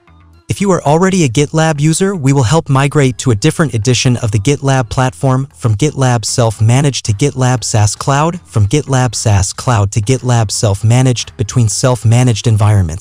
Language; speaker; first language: English; non-native, fluent; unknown